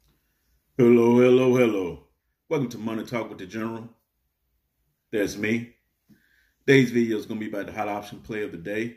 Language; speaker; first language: English; native; English